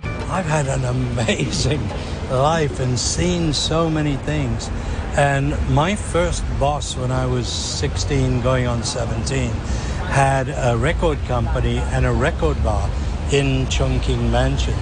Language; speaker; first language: English; early bilingual, other home language; Swedish